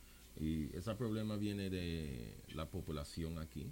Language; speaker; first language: Spanish; non-native, local second language; English